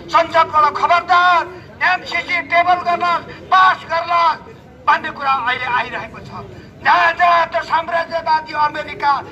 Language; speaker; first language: Nepali; native; Nepali